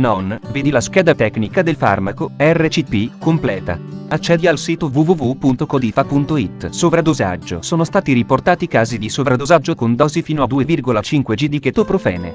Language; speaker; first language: Italian; native; Italian